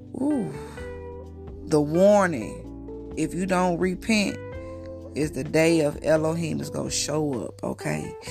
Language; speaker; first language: English; native; English